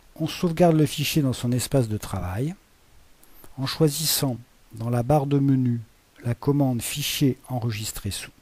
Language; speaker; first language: French; native; French